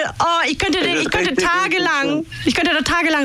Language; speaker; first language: German; native; German